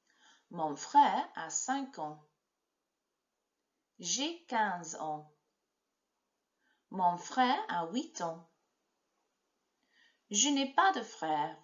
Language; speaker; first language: French; non-native, fluent; English